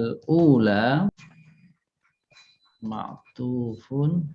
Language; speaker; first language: Arabic; non-native, fluent; Indonesian